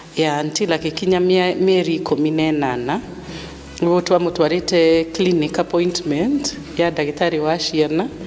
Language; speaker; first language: Kikuyu; native; Kikuyu